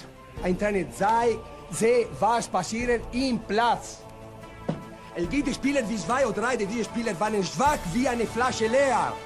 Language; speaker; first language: German; non-native, learner; Italian